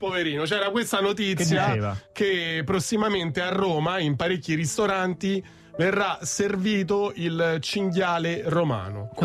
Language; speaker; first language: Italian; native; Italian